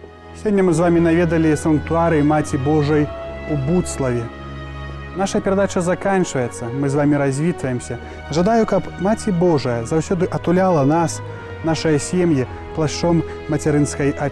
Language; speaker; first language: Belarusian; native; Belarusian